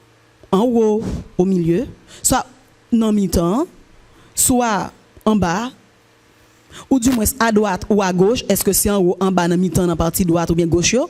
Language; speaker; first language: French; non-native, local second language; Haitian Creole